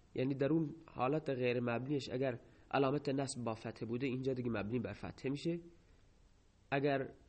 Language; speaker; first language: Persian; non-native, local second language; Baluchi